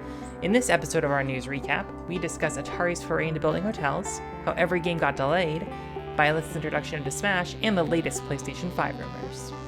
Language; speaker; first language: English; native; English